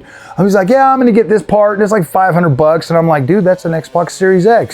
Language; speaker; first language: English; native; English